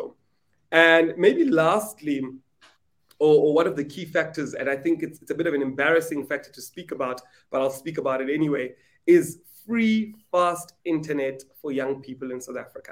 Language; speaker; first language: English; non-native, local second language; Venda